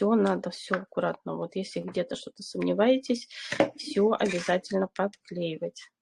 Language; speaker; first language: Russian; native; Russian